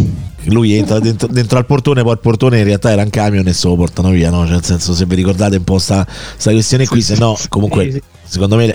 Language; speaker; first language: Italian; native; Italian